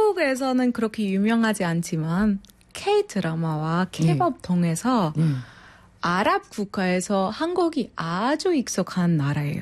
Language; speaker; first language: Korean; non-native, fluent; Arabic